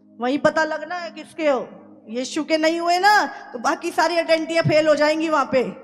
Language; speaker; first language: Hindi; native; Hindi